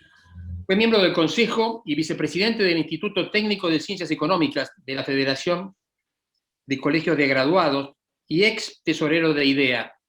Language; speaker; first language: Spanish; native; Spanish